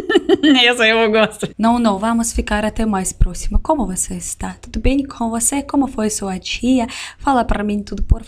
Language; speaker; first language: Portuguese; non-native, fluent; Russian